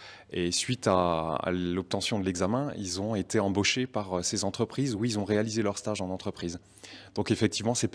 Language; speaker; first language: French; native; French